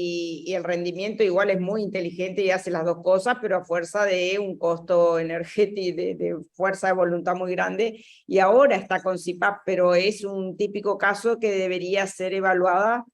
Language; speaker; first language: Spanish; native; Spanish